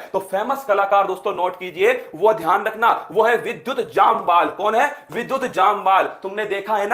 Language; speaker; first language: Hindi; native; Hindi